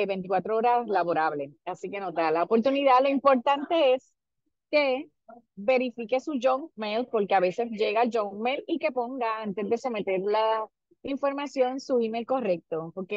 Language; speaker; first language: Spanish; native; Spanish